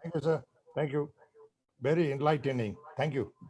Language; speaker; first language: English; non-native, local second language; Nepali